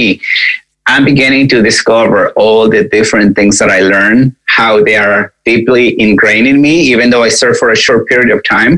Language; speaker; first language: English; non-native, fluent; Spanish